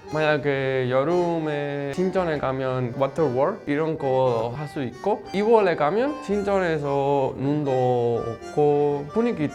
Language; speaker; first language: Korean; non-native, learner; Spanish